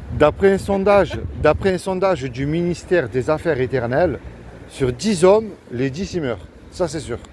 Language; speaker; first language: French; native; French